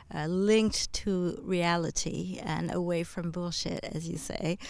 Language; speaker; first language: English; non-native, fluent; French